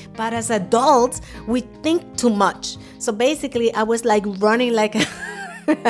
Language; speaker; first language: English; native; English